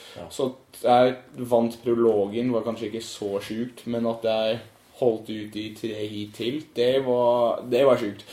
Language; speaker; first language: Norwegian; non-native, fluent; English